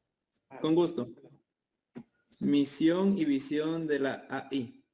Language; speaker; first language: Spanish; native; Spanish